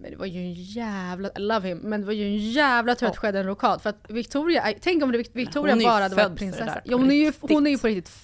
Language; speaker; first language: Swedish; native; Swedish